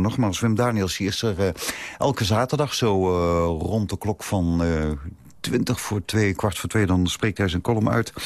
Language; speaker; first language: Dutch; native; Dutch